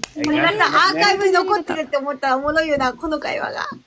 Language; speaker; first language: Japanese; native; Japanese